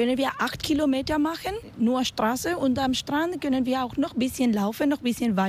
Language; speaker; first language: German; non-native, learner; Spanish